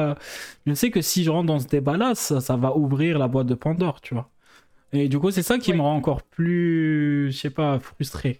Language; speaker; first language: French; non-native, local second language; Arabic